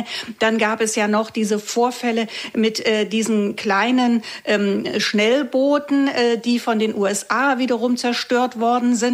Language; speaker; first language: German; native; German